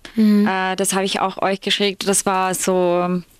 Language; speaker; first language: German; non-native, fluent; Ukrainian